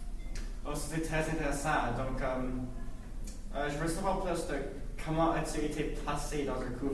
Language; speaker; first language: French; non-native, learner; English